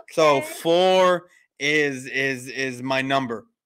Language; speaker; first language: English; native; English